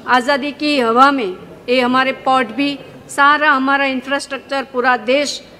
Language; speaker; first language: Hindi; non-native, local second language; Gujarati